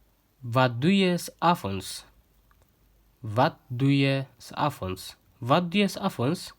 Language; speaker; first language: Dutch; non-native, fluent; Tigrinya